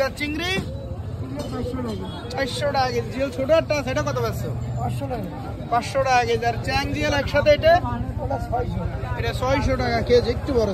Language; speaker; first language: Bangla; native; Bangla